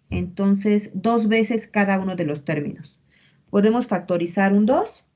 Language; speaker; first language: Spanish; native; Spanish